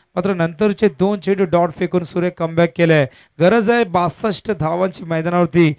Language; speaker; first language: Marathi; native; Marathi